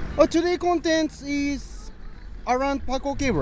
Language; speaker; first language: English; non-native, learner; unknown